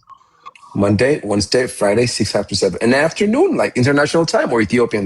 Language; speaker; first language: English; non-native, fluent; Amharic